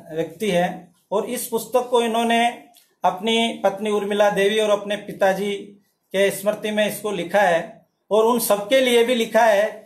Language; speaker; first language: Hindi; native; Hindi